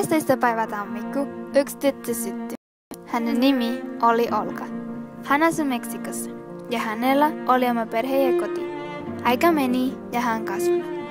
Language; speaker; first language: Finnish; non-native, learner; Spanish